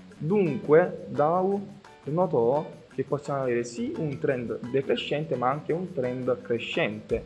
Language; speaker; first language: Italian; native; Italian